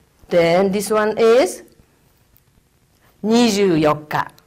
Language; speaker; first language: English; non-native, fluent; Japanese